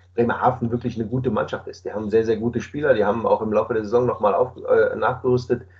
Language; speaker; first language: German; native; German